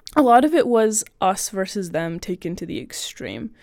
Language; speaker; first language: English; native; English